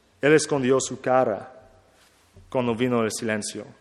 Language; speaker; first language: Spanish; non-native, learner; English